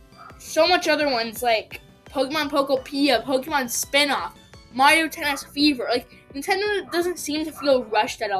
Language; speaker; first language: English; native; English